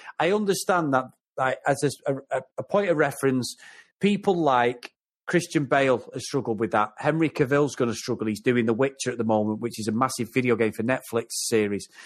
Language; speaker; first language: English; native; English